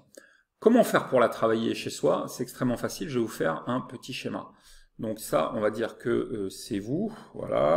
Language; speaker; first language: French; native; French